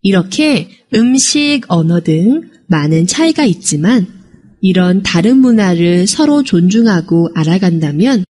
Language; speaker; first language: Korean; non-native, fluent; Chinese